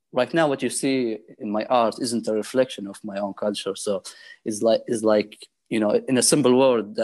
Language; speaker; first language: English; non-native, fluent; Arabic